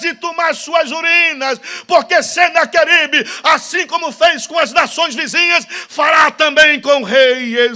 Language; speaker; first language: Portuguese; native; Portuguese